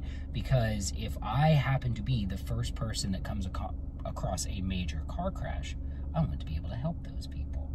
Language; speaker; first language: English; native; English